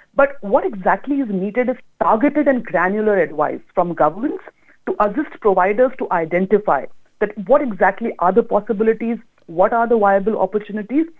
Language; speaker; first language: English; non-native, local second language; Hindi